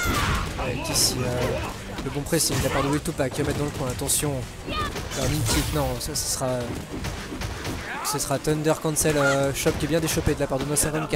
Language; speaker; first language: French; native; French